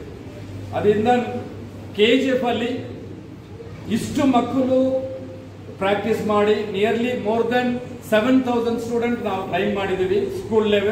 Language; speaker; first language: Kannada; non-native, local second language; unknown